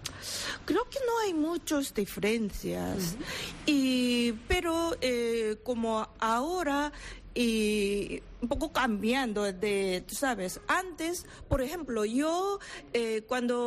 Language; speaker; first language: Spanish; non-native, learner; Korean